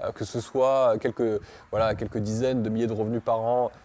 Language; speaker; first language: French; native; French